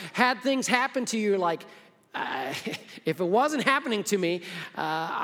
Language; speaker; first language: English; native; English